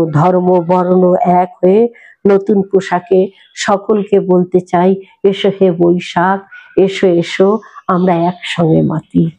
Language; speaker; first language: Bangla; native; Bangla